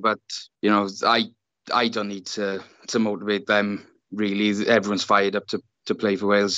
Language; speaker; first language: English; native; English